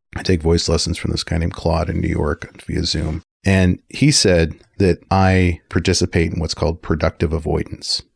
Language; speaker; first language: English; native; English